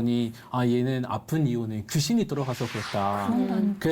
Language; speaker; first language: Korean; non-native, fluent; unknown